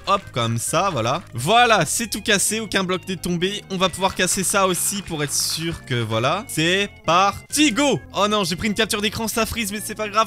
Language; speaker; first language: French; native; French